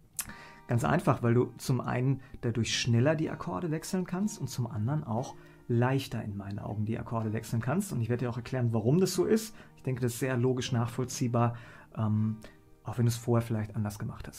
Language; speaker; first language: German; native; German